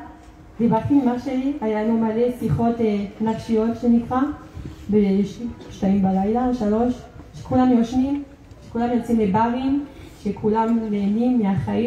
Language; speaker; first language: Hebrew; non-native, fluent; French